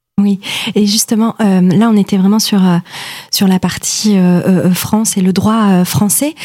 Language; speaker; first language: French; native; French